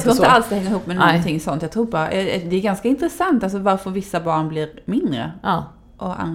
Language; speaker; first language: Swedish; native; Swedish